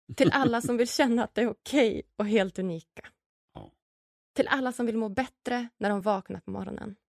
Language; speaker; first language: Swedish; native; Swedish